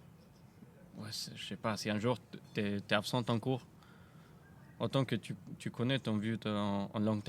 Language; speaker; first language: French; non-native, fluent; Spanish